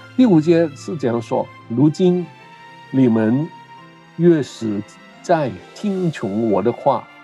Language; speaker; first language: Chinese; non-native, local second language; Cantonese